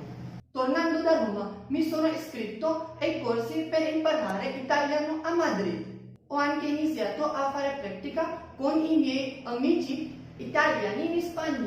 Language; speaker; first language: Italian; non-native, learner; Gujarati